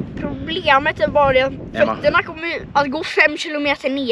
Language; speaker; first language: Swedish; native; Swedish